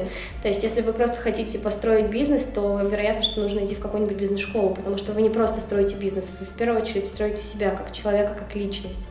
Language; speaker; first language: Russian; native; Russian